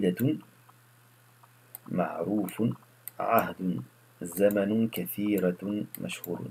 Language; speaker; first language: Arabic; non-native, fluent; French